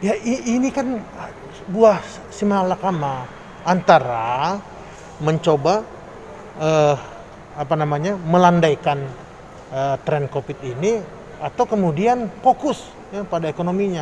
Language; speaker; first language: Indonesian; native; Indonesian